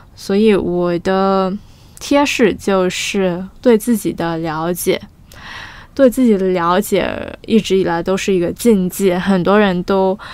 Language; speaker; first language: Chinese; non-native, fluent; Portuguese